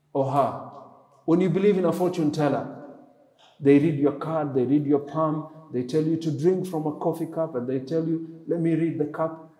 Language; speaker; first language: English; non-native, local second language; Swahili